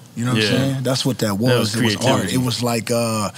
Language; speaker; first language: English; native; English